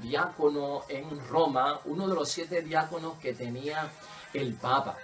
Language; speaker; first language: Spanish; native; Spanish